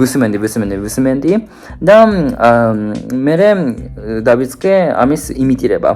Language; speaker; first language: Georgian; non-native, fluent; Japanese